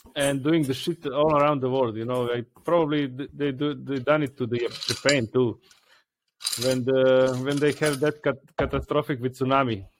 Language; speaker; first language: English; non-native, learner; Croatian